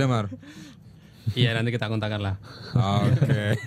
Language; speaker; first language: Indonesian; native; Indonesian